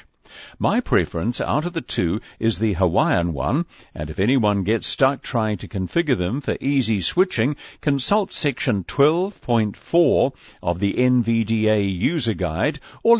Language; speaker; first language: English; native; English